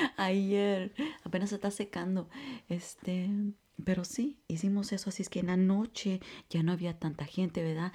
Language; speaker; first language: Spanish; early bilingual, heritage; Spanish